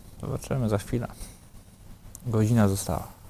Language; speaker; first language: Polish; native; Polish